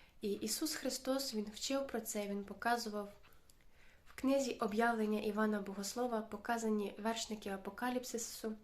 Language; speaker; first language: Ukrainian; native; Ukrainian